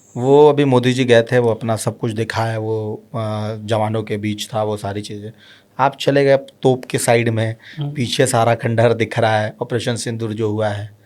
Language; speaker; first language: Hindi; native; Hindi